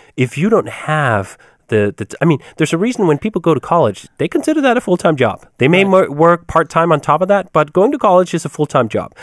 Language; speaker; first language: English; non-native, fluent; Danish